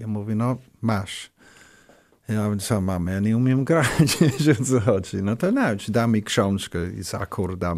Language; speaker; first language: Polish; non-native, learner; English